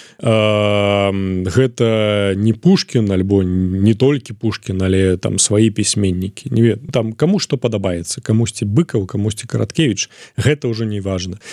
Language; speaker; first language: Belarusian; non-native, local second language; Russian